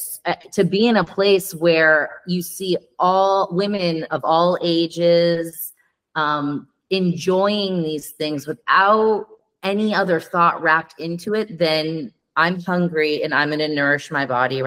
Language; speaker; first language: English; native; English